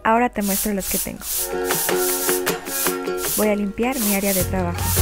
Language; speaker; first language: Spanish; native; Spanish